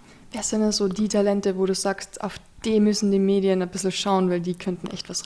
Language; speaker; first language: German; native; German